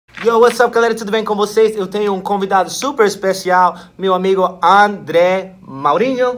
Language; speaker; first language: Portuguese; non-native, fluent; English